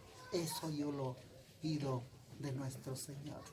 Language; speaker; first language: Spanish; non-native, local second language; Quechua